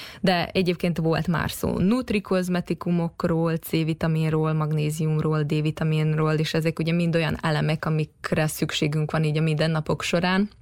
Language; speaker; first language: Hungarian; native; Hungarian